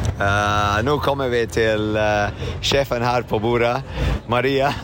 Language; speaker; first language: Norwegian; non-native, fluent; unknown